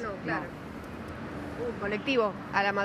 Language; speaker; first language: Spanish; native; Spanish